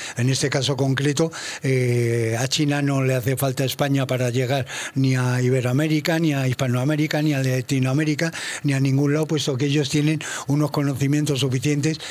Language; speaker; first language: Spanish; native; Spanish